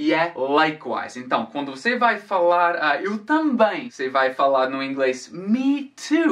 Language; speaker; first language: Portuguese; non-native, fluent; English